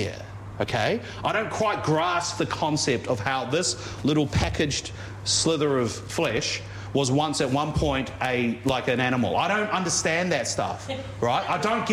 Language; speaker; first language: English; native; English